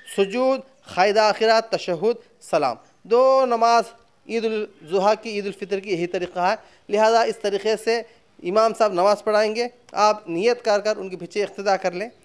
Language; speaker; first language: Hindi; non-native, local second language; Urdu